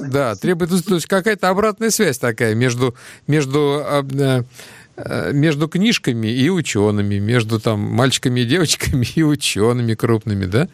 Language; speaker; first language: Russian; native; Russian